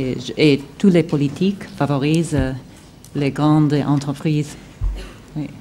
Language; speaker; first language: French; non-native, fluent; English